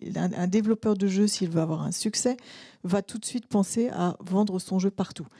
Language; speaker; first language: French; native; French